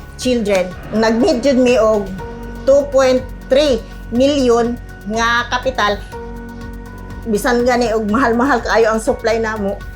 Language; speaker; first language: Cebuano; native; Cebuano